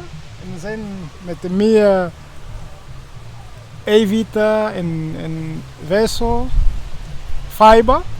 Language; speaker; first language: Dutch; non-native, learner; Kinyarwanda